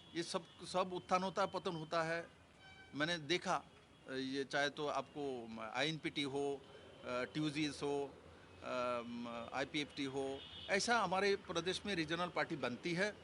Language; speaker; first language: Hindi; non-native, local second language; Bangla